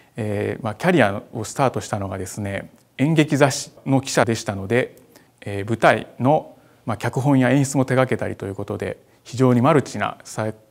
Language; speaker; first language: Japanese; native; Japanese